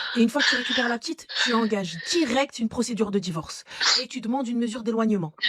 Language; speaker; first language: French; native; French